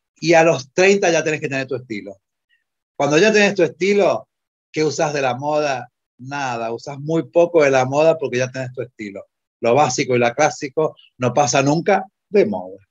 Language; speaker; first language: Spanish; non-native, fluent; Italian